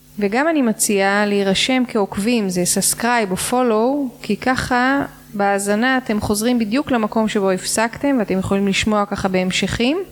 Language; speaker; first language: Hebrew; native; Hebrew